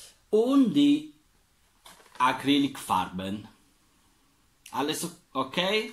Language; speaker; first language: German; non-native, learner; Italian